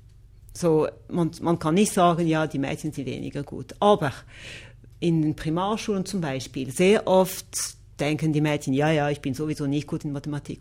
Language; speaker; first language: German; non-native, local second language; French